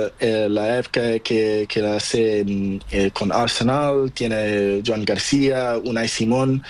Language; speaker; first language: Spanish; non-native, learner; Portuguese